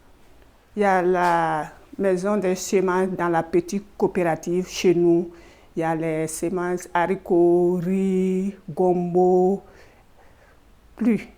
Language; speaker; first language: French; non-native, learner; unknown